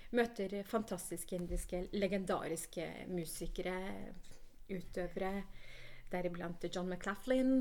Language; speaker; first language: Norwegian; early bilingual, other home language; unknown